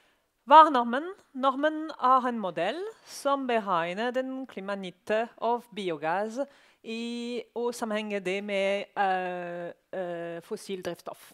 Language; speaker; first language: Norwegian; non-native, learner; French